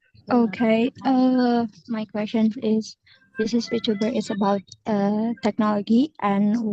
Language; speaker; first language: English; non-native, learner; Indonesian